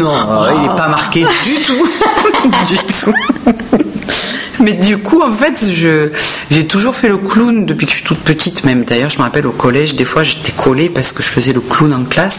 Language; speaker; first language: French; native; French